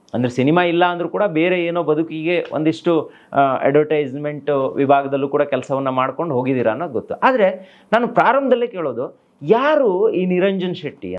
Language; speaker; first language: Kannada; native; Kannada